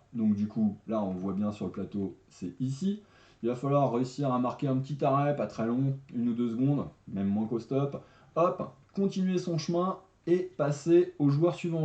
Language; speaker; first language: French; native; French